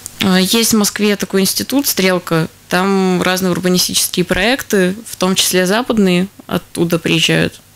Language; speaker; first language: Russian; native; Russian